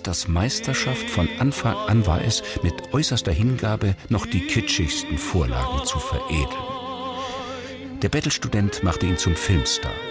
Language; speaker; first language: German; native; German